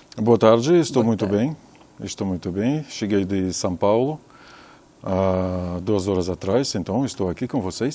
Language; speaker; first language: Portuguese; non-native, fluent; Russian